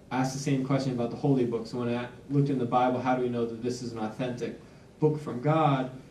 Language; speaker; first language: English; native; English